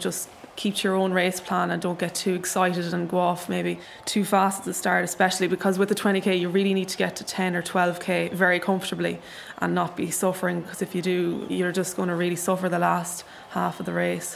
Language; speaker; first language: English; native; English